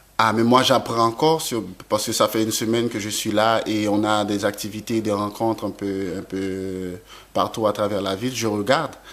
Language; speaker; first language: French; non-native, local second language; Haitian Creole